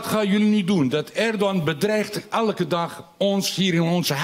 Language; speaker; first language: Dutch; non-native, fluent; Turkish